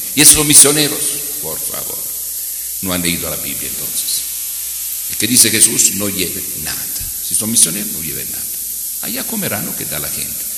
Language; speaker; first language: Spanish; non-native, fluent; Italian